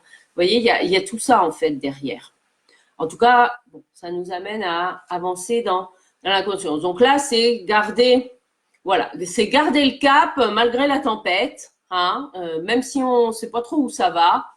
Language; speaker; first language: French; native; French